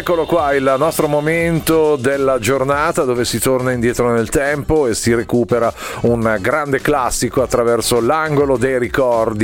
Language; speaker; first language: Italian; native; Italian